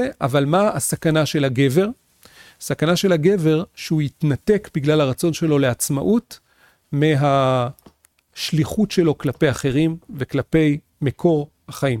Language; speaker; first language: Hebrew; native; Hebrew